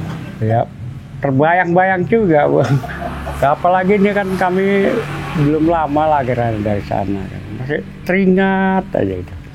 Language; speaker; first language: Indonesian; non-native, local second language; Balinese